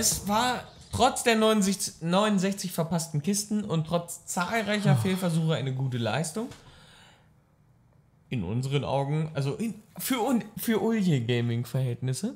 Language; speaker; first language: German; native; German